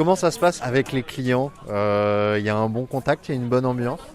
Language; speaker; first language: French; native; French